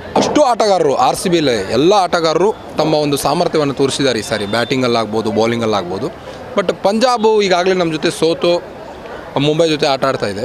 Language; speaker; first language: Kannada; native; Kannada